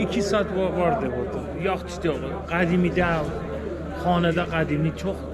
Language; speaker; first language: Turkish; non-native, learner; Persian